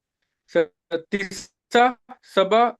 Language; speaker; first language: Arabic; non-native, learner; Urdu